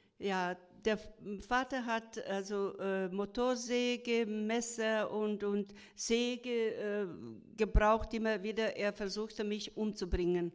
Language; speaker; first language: German; non-native, fluent; Croatian